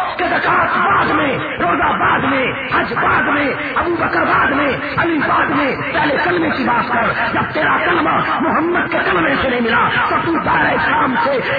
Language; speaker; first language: Urdu; native; Urdu